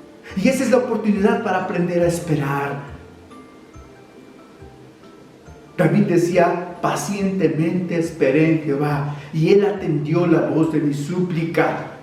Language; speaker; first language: Spanish; native; Spanish